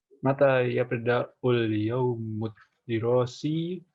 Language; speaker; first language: Arabic; non-native, learner; Indonesian